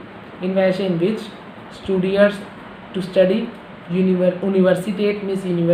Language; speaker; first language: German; non-native, learner; Hindi